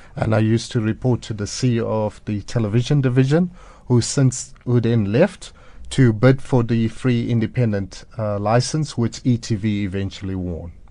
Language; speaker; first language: English; native; English